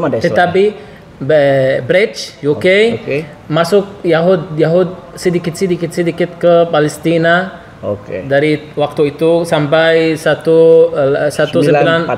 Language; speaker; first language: Indonesian; non-native, learner; Arabic